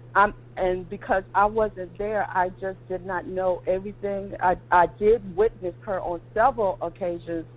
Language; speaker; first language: English; native; English